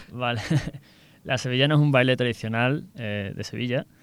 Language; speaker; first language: Spanish; native; Spanish